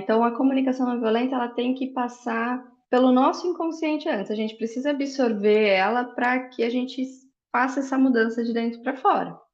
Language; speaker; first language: Portuguese; native; Portuguese